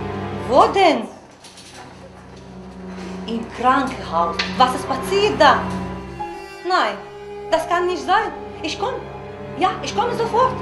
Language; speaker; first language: German; non-native, learner; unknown